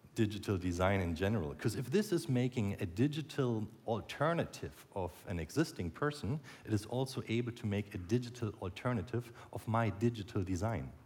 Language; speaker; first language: English; non-native, fluent; German